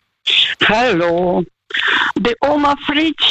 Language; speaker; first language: German; non-native, fluent; Russian